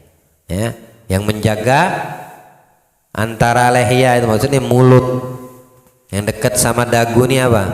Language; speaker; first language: Indonesian; native; Indonesian